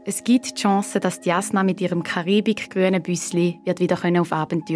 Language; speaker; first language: German; native; German